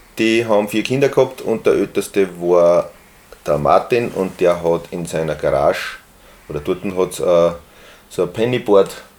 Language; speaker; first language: German; native; German